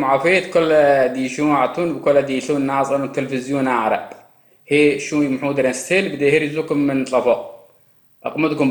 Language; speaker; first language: Arabic; non-native, local second language; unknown